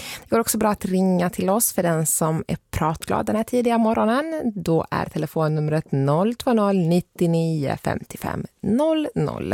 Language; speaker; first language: Swedish; native; Swedish